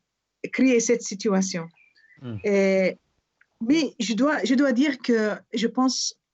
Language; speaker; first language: French; non-native, fluent; Arabic